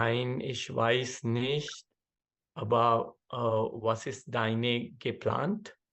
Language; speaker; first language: German; non-native, learner; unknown